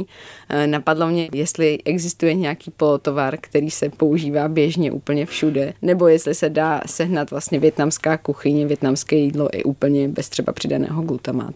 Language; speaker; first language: Czech; native; Czech